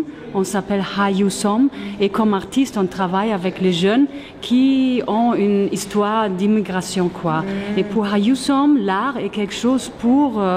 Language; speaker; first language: French; non-native, fluent; German